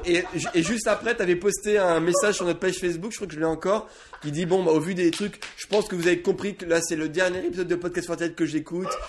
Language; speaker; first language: French; native; French